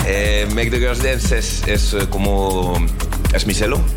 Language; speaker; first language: Spanish; non-native, learner; French